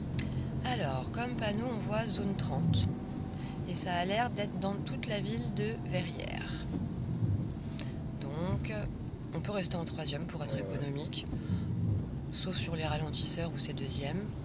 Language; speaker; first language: French; native; French